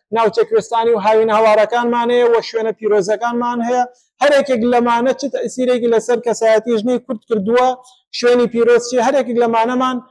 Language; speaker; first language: Central Kurdish; native; Central Kurdish